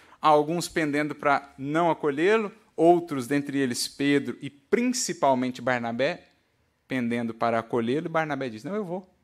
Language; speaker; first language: Portuguese; native; Portuguese